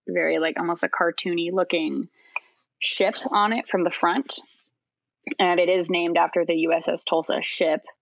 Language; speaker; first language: English; native; English